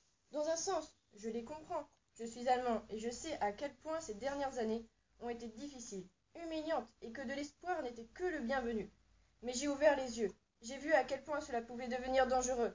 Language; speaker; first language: French; native; French